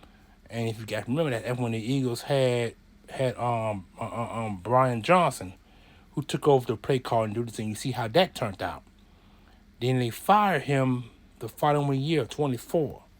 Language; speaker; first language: English; native; English